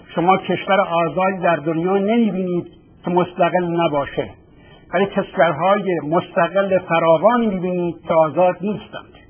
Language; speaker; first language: Persian; native; Persian